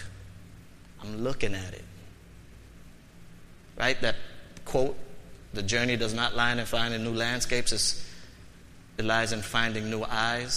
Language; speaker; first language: English; native; English